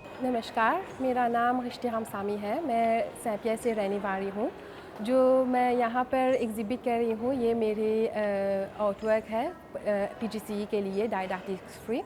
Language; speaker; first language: Hindi; non-native, fluent; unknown